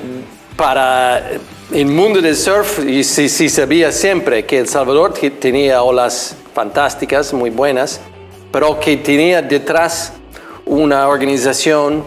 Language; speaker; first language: Spanish; non-native, fluent; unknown